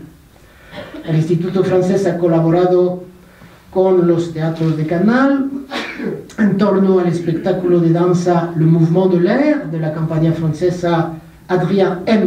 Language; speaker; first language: Spanish; non-native, fluent; French